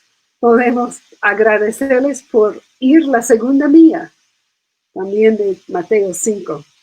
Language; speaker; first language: Spanish; non-native, fluent; English